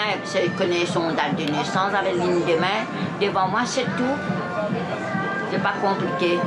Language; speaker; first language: French; non-native, local second language; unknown